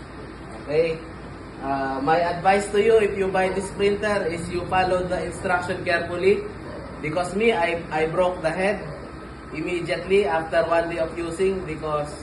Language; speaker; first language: English; non-native, local second language; Filipino